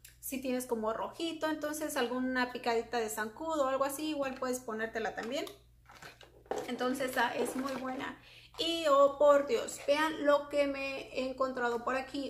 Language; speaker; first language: Spanish; native; Spanish